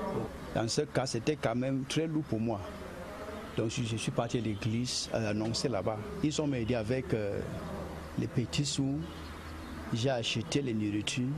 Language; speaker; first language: French; non-native, local second language; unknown